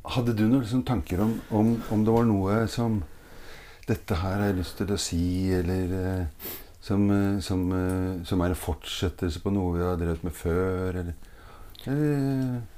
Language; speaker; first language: Norwegian; native; Norwegian